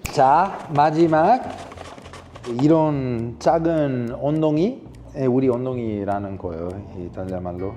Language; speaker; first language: Korean; non-native, fluent; Italian